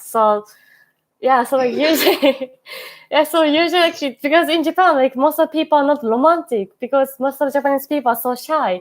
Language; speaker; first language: English; non-native, learner; Japanese